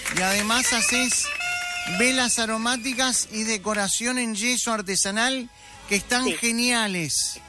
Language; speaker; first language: Spanish; native; Spanish